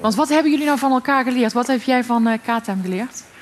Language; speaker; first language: Dutch; native; Dutch